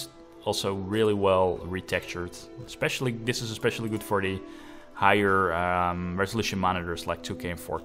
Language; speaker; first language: English; non-native, fluent; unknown